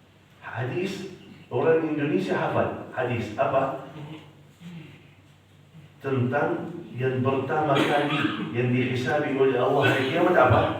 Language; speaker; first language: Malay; non-native, fluent; Arabic